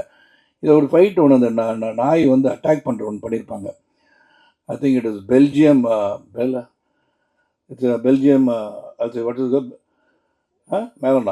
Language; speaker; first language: Tamil; native; Tamil